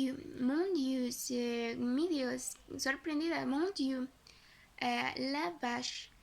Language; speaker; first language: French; non-native, learner; Spanish